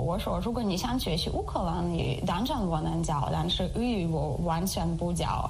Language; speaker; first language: Chinese; non-native, learner; Ukrainian